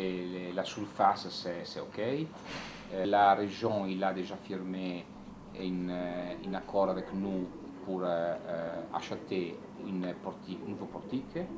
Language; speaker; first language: French; non-native, learner; Italian